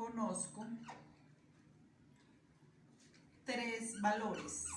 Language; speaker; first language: Spanish; native; Spanish